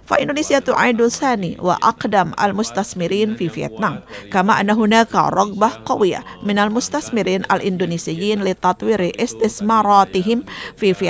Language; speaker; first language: Arabic; non-native, fluent; Indonesian